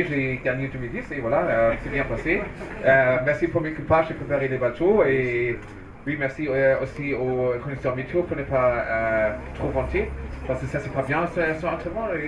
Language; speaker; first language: French; non-native, learner; German